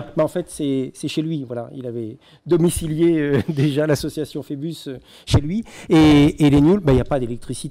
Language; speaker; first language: French; native; French